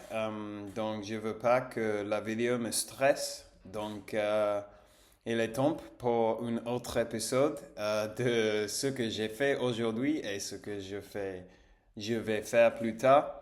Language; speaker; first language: French; non-native, learner; English